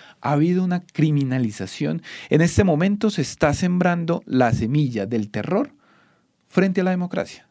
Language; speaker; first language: Spanish; native; Spanish